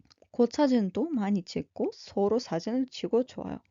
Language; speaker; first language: Korean; non-native, fluent; Russian